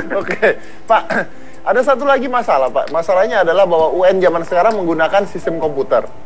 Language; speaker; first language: Indonesian; native; Indonesian